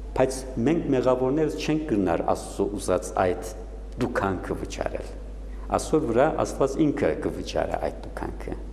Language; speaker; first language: Armenian; native; Armenian